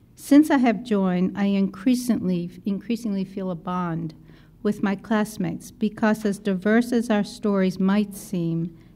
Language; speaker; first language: English; native; English